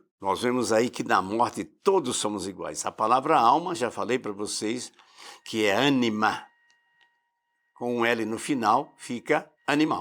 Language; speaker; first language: Portuguese; native; Portuguese